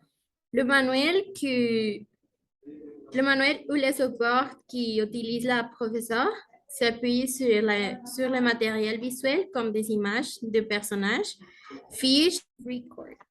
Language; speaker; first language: French; non-native, learner; Spanish